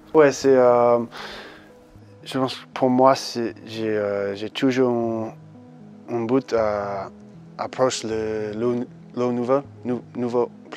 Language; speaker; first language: French; early bilingual, heritage; English